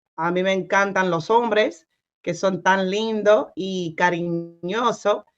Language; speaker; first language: Spanish; non-native, fluent; English